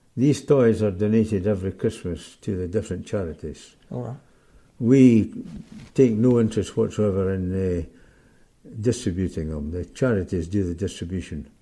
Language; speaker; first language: English; native; English